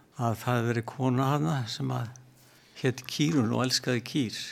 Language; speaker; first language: Icelandic; native; Icelandic